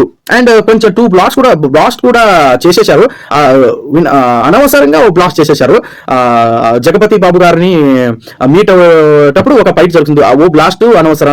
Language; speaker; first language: Telugu; non-native, learner; Kannada